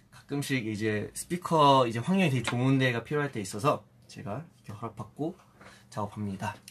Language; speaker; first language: Korean; early bilingual, heritage; Korean